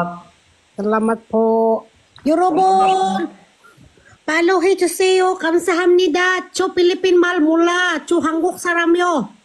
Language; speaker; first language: Korean; non-native, learner; Filipino